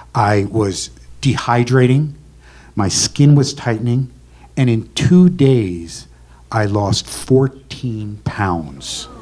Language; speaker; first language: English; native; English